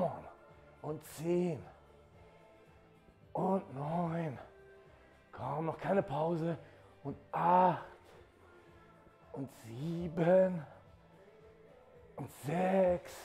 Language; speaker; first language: German; native; German